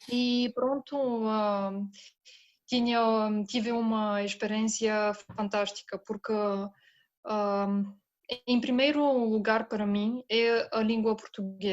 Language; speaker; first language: Portuguese; non-native, fluent; Bulgarian